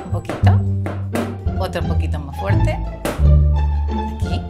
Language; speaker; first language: Spanish; native; Spanish